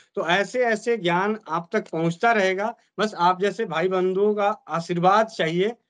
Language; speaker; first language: Hindi; native; Hindi